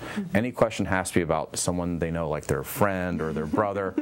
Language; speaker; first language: English; native; English